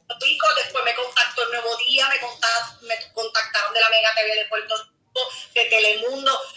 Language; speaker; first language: Spanish; native; Spanish